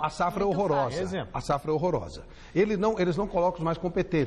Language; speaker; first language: Portuguese; native; Portuguese